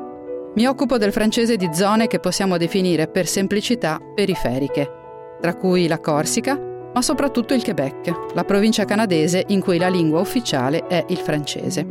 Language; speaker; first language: Italian; native; Italian